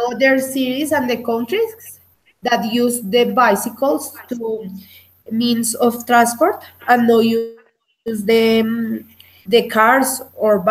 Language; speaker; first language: English; non-native, learner; Spanish